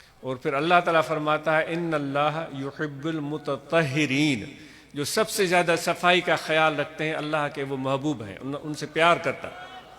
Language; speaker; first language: Urdu; non-native, local second language; Sindhi